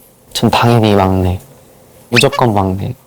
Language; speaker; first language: Korean; non-native, fluent; Japanese